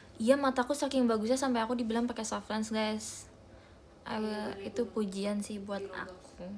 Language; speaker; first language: Indonesian; native; Indonesian